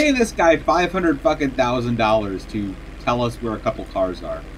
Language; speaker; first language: English; native; English